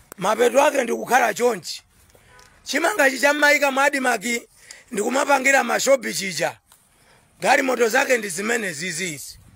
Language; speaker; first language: Nyanja; non-native, local second language; Tumbuka